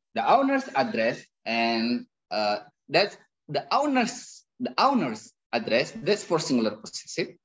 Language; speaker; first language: English; non-native, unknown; Indonesian